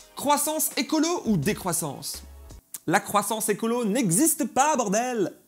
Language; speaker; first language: French; native; French